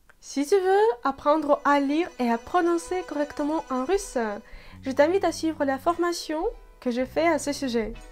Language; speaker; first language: French; non-native, fluent; Russian